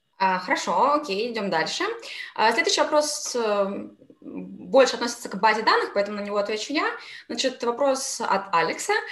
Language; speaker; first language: Russian; native; Russian